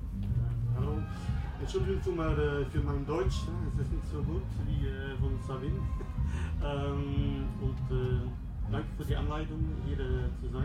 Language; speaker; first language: German; non-native, learner; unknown